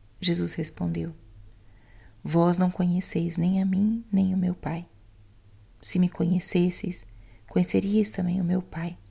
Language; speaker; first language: Portuguese; native; Portuguese